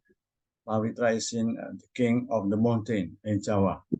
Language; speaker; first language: English; non-native, learner; Indonesian